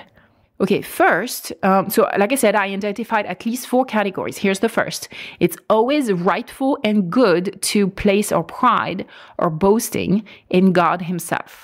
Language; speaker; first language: English; non-native, fluent; French